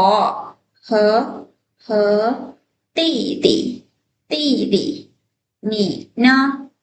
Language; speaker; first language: Chinese; non-native, fluent; Thai